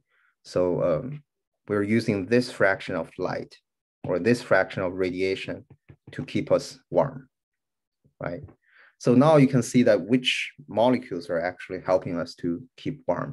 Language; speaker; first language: English; non-native, fluent; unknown